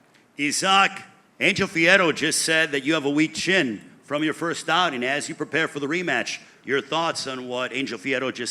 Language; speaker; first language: English; native; English